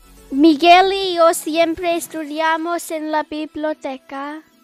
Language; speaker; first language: Spanish; non-native, learner; English